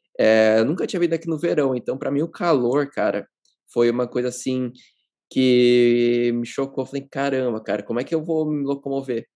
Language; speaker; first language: Portuguese; native; Portuguese